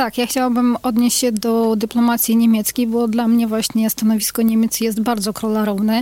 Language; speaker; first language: Polish; non-native, fluent; Ukrainian